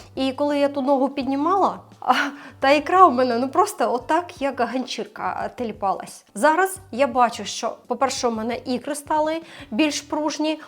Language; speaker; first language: Ukrainian; non-native, local second language; Russian